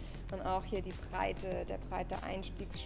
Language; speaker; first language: German; native; German